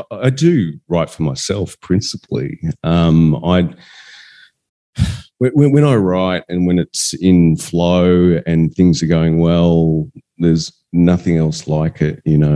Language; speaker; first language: English; native; English